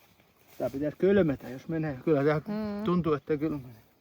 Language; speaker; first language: Finnish; native; Finnish